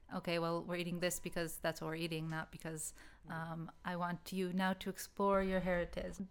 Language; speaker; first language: English; native; English